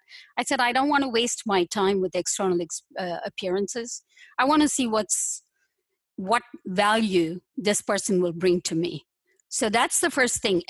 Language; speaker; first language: English; non-native, local second language; Tamil